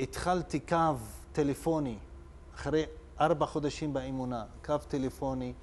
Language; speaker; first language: Hebrew; non-native, local second language; Arabic